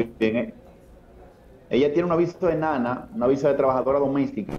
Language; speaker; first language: Spanish; native; Spanish